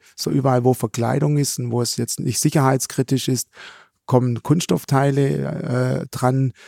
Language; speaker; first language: German; native; German